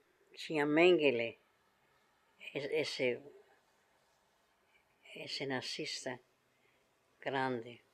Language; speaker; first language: Portuguese; non-native, fluent; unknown